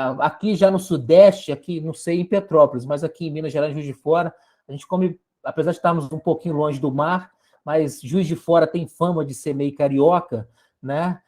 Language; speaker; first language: Portuguese; native; Portuguese